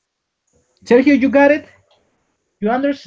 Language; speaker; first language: English; non-native, learner; Spanish